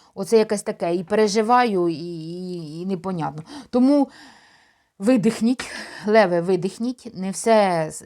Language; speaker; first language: Ukrainian; non-native, local second language; Russian